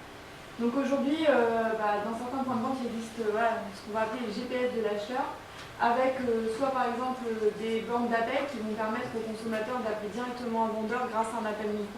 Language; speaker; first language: French; native; French